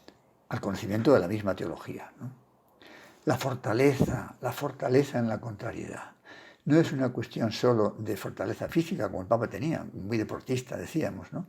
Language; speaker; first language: Spanish; native; Spanish